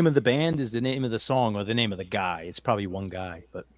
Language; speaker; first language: English; native; English